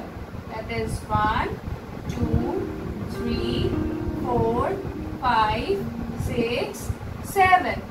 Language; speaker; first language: English; non-native, local second language; Hindi